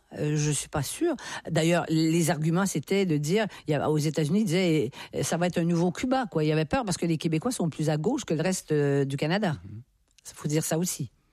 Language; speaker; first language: French; native; French